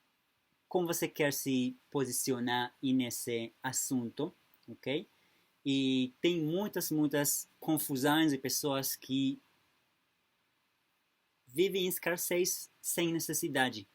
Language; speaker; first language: Portuguese; non-native, fluent; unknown